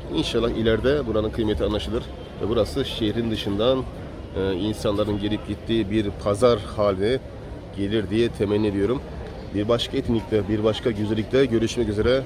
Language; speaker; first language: Turkish; native; Turkish